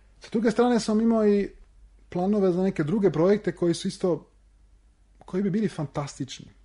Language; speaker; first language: Serbian; early bilingual, heritage; Serbian